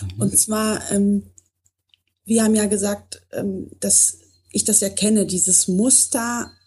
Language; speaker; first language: German; native; German